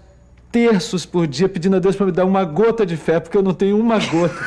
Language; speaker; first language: Portuguese; native; Portuguese